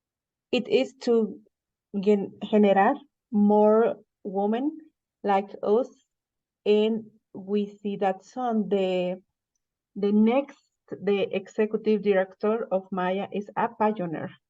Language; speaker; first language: English; non-native, learner; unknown